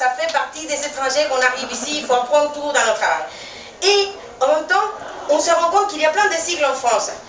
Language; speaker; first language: French; non-native, fluent; Spanish